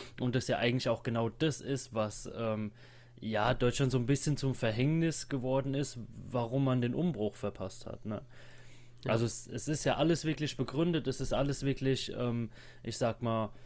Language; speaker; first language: German; native; German